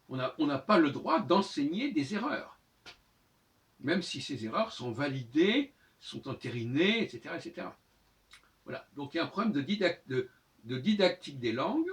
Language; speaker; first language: French; native; French